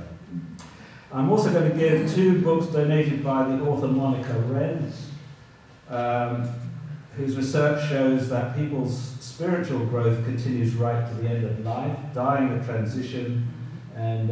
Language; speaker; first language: English; native; English